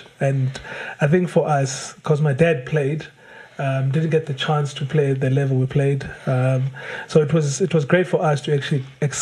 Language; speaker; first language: English; non-native, local second language; Xhosa